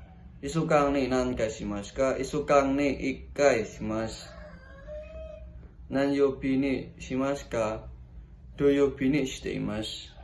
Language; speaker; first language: Japanese; non-native, learner; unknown